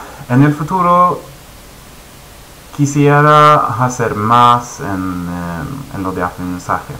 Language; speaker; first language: Spanish; non-native, fluent; Swedish